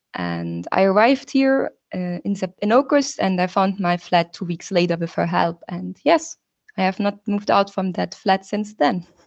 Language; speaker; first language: English; non-native, fluent; German